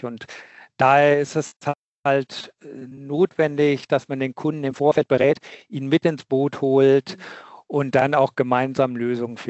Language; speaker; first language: German; native; German